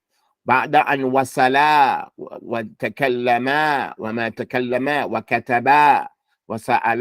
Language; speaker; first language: Arabic; non-native, fluent; English